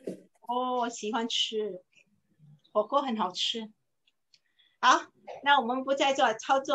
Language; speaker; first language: Chinese; non-native, fluent; Indonesian